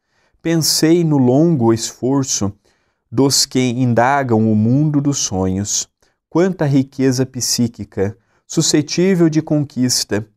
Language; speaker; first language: Portuguese; native; Portuguese